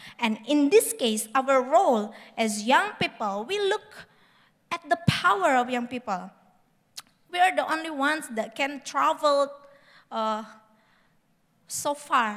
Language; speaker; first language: English; non-native, fluent; Indonesian